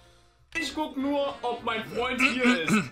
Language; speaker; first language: German; native; German